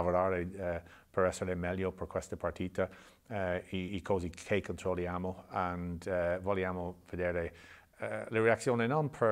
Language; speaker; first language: Italian; non-native, learner; English